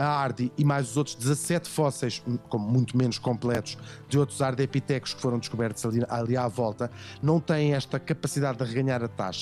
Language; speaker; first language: Portuguese; native; Portuguese